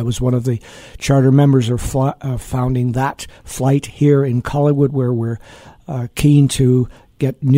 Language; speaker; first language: English; native; English